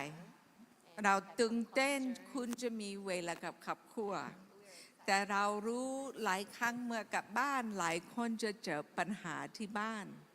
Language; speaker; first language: Thai; non-native, fluent; English